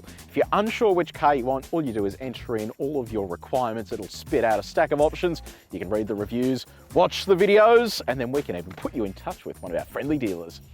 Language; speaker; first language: English; native; English